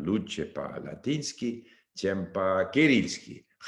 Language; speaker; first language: Russian; non-native, learner; English